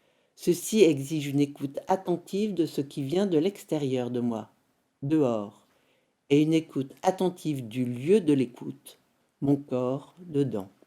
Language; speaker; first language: French; native; French